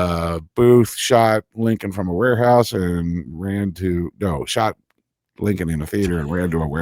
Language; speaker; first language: English; native; English